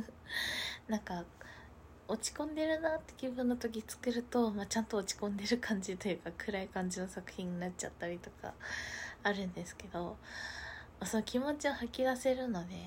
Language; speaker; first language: Japanese; native; Japanese